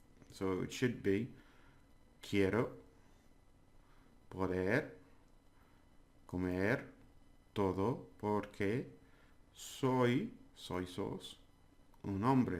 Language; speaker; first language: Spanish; non-native, learner; English